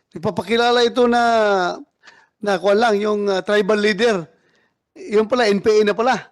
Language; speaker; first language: Filipino; non-native, local second language; Cebuano